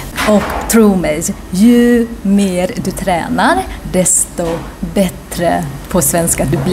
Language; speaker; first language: Swedish; non-native, fluent; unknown